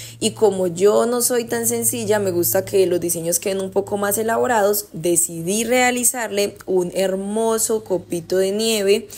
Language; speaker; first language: Spanish; native; Spanish